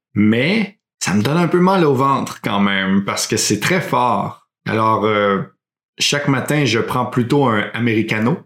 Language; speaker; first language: French; early bilingual, heritage; French